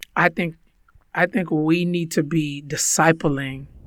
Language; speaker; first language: English; early bilingual, other home language; Spanish